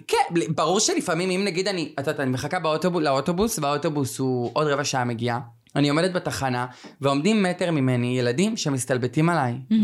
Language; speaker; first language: Hebrew; native; Hebrew